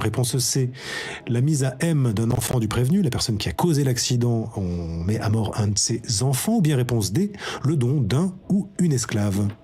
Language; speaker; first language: French; native; French